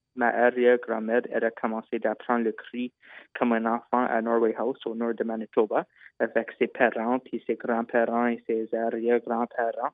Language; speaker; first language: French; non-native, local second language; English